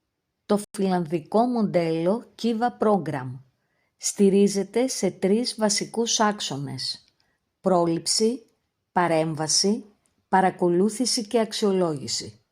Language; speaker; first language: Greek; native; Greek